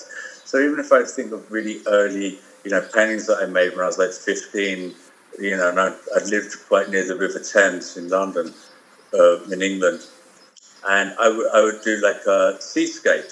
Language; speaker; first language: English; native; English